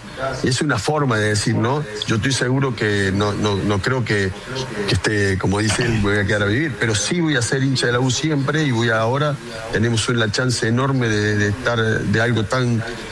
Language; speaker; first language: Spanish; native; Spanish